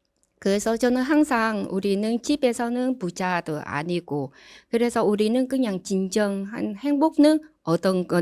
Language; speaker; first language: Korean; non-native, learner; Vietnamese